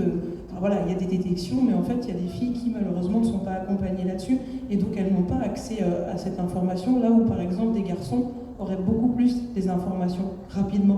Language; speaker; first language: French; native; French